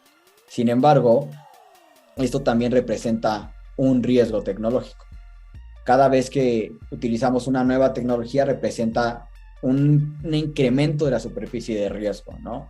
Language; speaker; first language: Spanish; native; Spanish